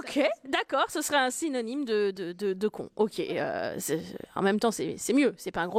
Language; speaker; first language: French; native; French